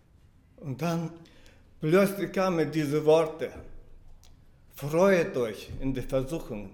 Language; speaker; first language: German; non-native, fluent; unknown